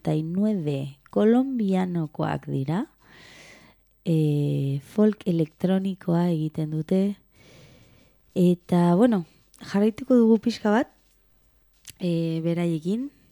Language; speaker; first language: Basque; non-native, local second language; Spanish